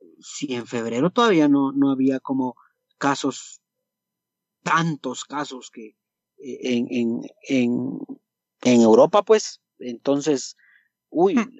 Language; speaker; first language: Spanish; native; Spanish